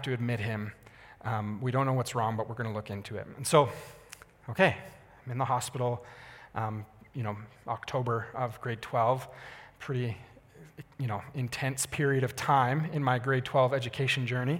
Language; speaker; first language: English; native; English